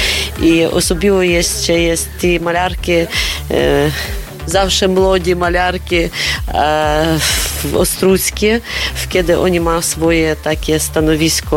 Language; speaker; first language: Polish; non-native, learner; Ukrainian